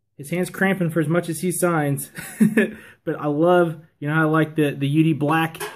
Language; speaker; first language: English; native; English